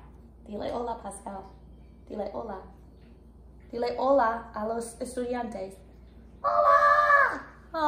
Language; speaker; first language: Spanish; non-native, fluent; English